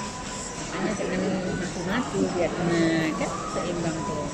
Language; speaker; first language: Indonesian; non-native, local second language; Javanese